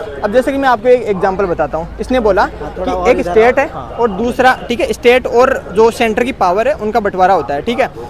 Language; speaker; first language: Hindi; native; Hindi